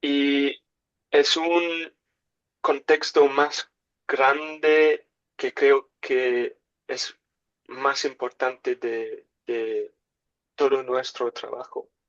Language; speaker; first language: Spanish; non-native, learner; English